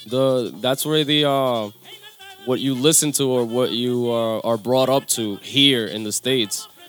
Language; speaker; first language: English; early bilingual, other home language; Spanish